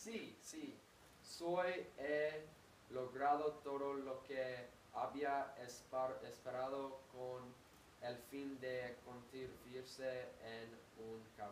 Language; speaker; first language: Spanish; non-native, learner; English